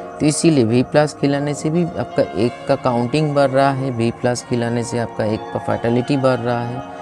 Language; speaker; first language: Hindi; non-native, local second language; Bangla